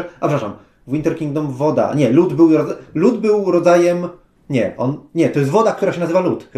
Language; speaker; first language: Polish; native; Polish